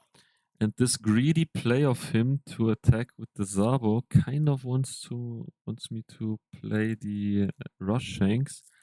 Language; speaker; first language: English; non-native, fluent; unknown